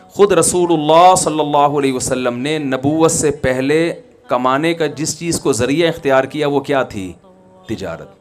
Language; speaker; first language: Urdu; native; Urdu